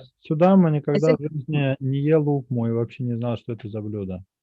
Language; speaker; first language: Russian; native; Russian